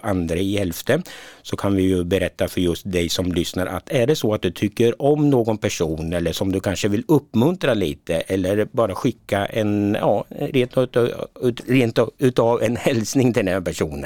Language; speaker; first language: Swedish; native; Swedish